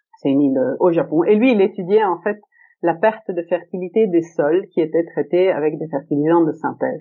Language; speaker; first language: French; early bilingual, other home language; Italian